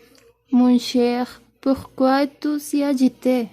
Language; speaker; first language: French; non-native, learner; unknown